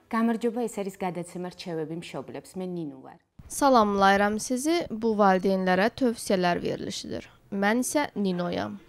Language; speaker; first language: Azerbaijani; non-native, local second language; Georgian